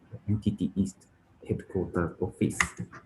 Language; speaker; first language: English; non-native, learner; Japanese